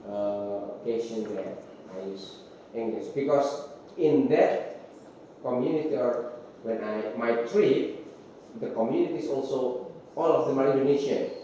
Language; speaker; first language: English; non-native, fluent; Indonesian